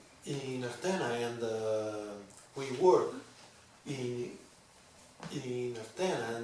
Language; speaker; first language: English; non-native, learner; Italian